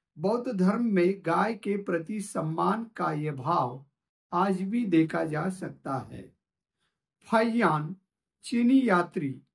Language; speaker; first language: Hindi; non-native, local second language; Marathi